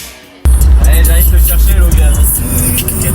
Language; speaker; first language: French; native; French